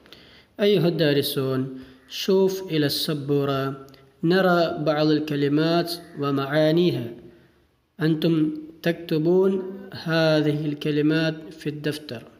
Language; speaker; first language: Arabic; non-native, fluent; Malayalam